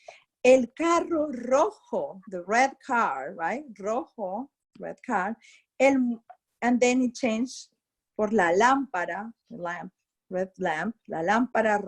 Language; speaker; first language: Spanish; non-native, fluent; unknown